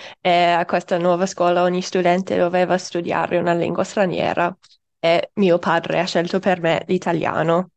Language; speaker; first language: Italian; non-native, fluent; English